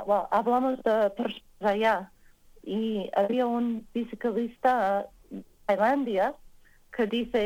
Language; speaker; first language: Spanish; non-native, learner; English